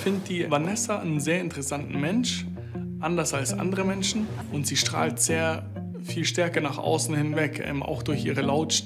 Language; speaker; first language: German; native; German